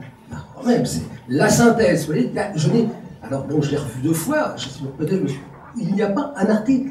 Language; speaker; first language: French; native; French